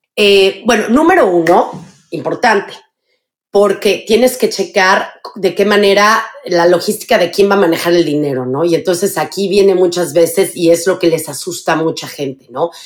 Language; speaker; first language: Spanish; native; Spanish